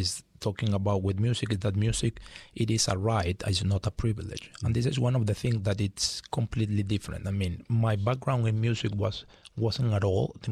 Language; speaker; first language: English; non-native, fluent; Spanish